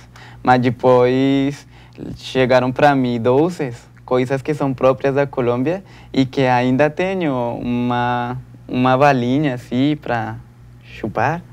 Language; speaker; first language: Portuguese; non-native, learner; Spanish